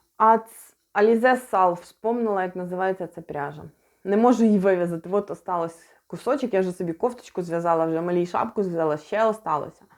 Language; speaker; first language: Ukrainian; non-native, local second language; Russian